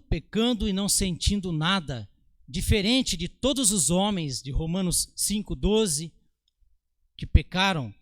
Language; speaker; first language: Portuguese; native; Portuguese